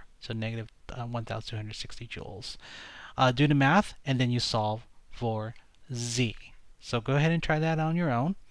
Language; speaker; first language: English; native; English